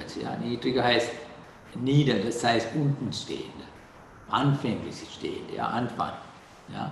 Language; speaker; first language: German; non-native, learner; Sinhala